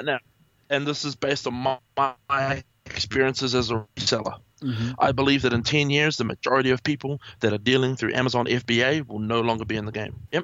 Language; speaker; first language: English; native; English